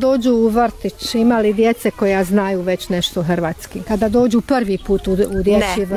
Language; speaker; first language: Croatian; native; Croatian